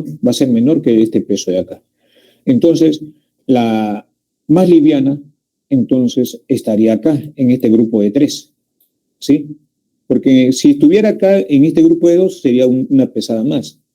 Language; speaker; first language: Spanish; native; Spanish